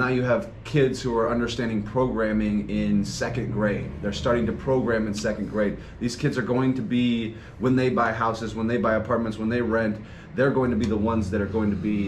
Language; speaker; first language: English; native; English